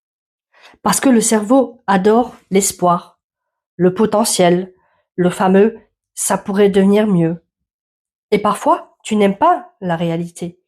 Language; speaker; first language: French; native; French